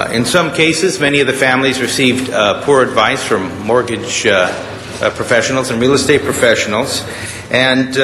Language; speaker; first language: English; native; English